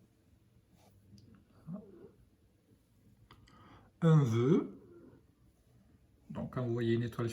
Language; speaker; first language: French; native; French